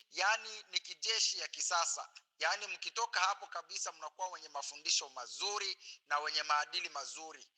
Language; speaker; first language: Swahili; native; Swahili